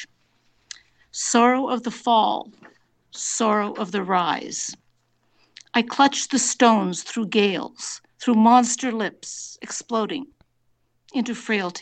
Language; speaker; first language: English; native; English